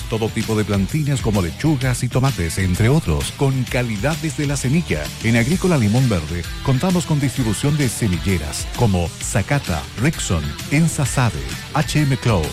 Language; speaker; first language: Spanish; native; Spanish